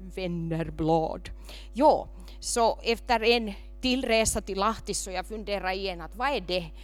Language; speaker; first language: Swedish; non-native, local second language; Finnish